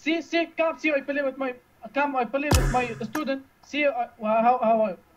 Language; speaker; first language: English; non-native, learner; Uzbek